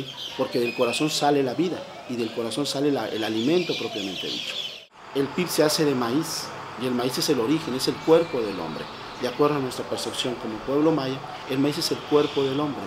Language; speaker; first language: Spanish; native; Spanish